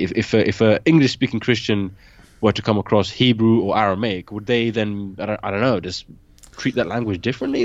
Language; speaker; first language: English; native; English